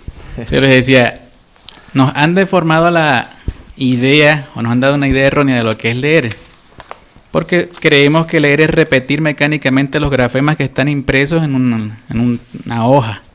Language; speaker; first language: Spanish; native; Spanish